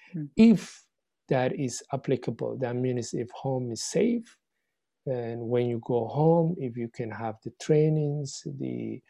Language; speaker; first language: English; non-native, fluent; Somali